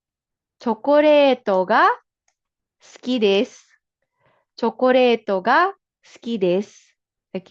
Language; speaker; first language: Japanese; non-native, fluent; Filipino